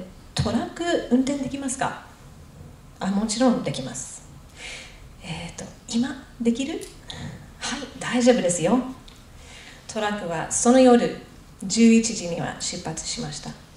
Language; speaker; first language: Japanese; non-native, fluent; English